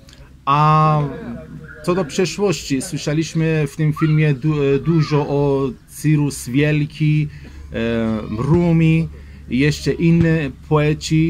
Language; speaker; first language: Polish; non-native, learner; Persian